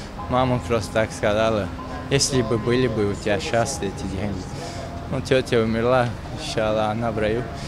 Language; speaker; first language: Russian; non-native, local second language; Chechen